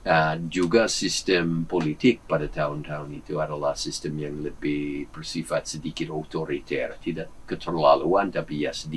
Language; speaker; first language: Indonesian; non-native, fluent; English